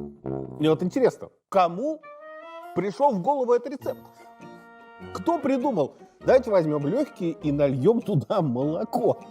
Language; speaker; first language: Russian; native; Russian